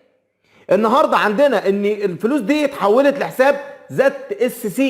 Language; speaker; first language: Arabic; native; Arabic